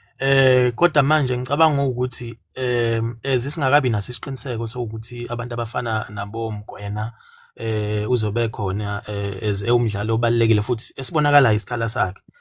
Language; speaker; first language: Zulu; native; Zulu